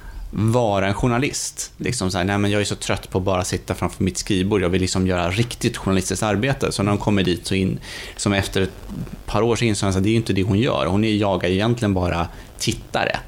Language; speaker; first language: Swedish; native; Swedish